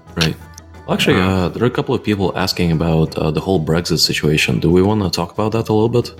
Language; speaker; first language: English; non-native, fluent; Russian